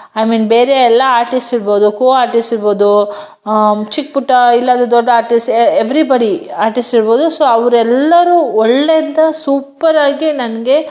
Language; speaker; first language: Kannada; non-native, local second language; Hindi